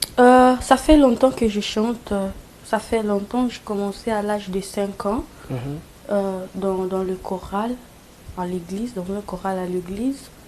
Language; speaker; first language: French; non-native, local second language; Lingala